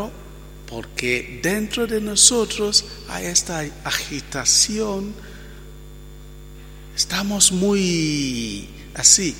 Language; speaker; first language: Spanish; non-native, fluent; Italian